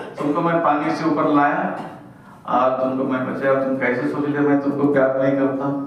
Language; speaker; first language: Hindi; non-native, local second language; Malayalam